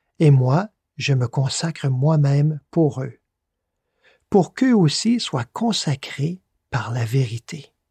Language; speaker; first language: French; native; French